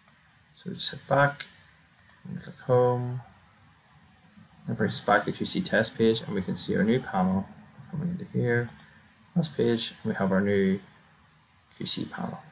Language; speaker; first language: English; native; English